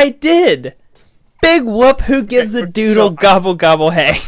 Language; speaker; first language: English; native; English